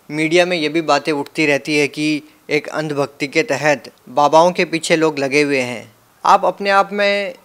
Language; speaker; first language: Hindi; native; Hindi